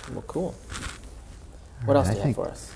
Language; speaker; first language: English; native; English